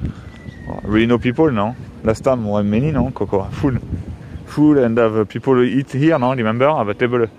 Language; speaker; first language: English; non-native, learner; French